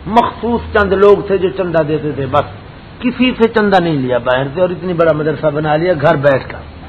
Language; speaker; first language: Urdu; non-native, local second language; Punjabi